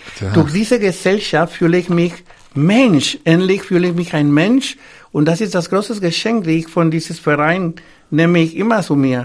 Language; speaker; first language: German; non-native, fluent; Spanish